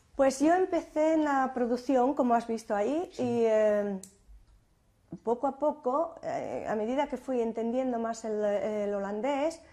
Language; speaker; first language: Spanish; native; Spanish